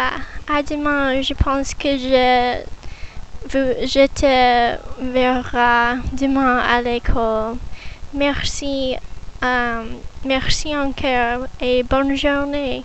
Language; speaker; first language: French; non-native, learner; English